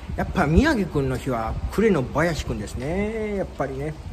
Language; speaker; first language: Japanese; native; Japanese